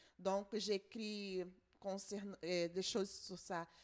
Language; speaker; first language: French; non-native, learner; Portuguese